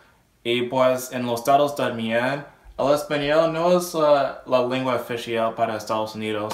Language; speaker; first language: Spanish; non-native, learner; English